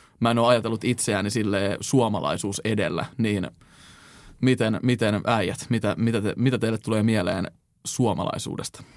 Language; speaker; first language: Finnish; native; Finnish